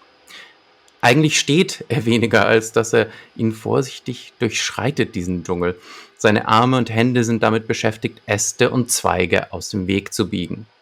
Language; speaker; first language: German; native; German